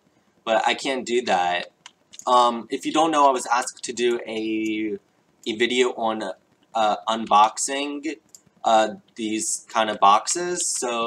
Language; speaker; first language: English; native; English